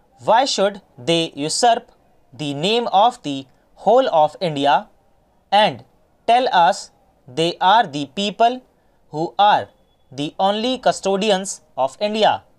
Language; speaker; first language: English; non-native, local second language; Hindi